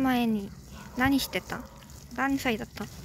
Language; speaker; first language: Japanese; non-native, fluent; Korean